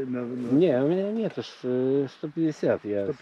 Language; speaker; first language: Russian; non-native, fluent; Lithuanian